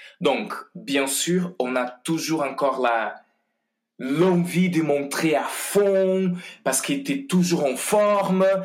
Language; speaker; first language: French; non-native, fluent; Portuguese